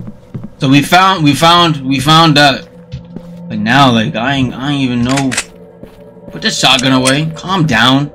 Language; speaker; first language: English; native; English